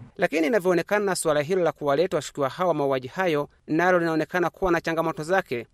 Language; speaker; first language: Swahili; non-native, local second language; Kinyarwanda